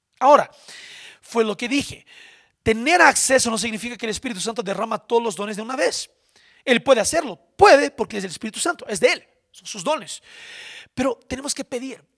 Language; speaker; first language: Spanish; non-native, fluent; Portuguese